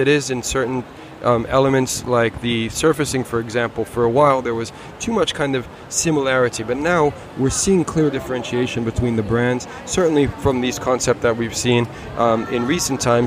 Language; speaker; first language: English; native; English